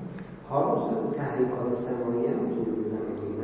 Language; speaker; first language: Persian; native; Persian